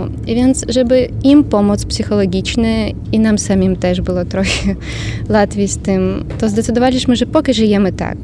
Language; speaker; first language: Polish; non-native, learner; Ukrainian